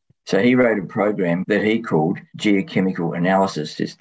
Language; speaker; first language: English; native; English